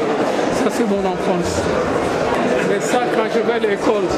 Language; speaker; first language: French; non-native, learner; Armenian